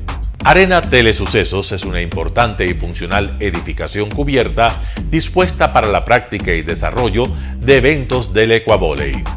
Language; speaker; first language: Spanish; native; Spanish